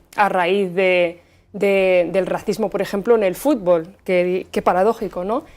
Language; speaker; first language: Spanish; early bilingual, other home language; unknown